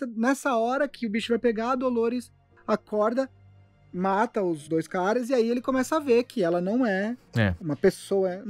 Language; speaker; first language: Portuguese; native; Portuguese